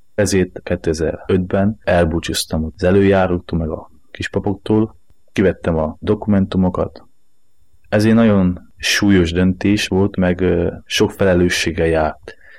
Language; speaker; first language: Hungarian; native; Hungarian